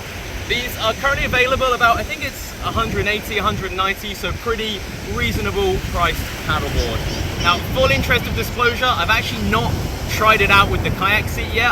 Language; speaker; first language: English; native; English